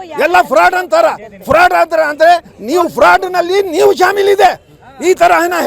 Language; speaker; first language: Kannada; non-native, local second language; Urdu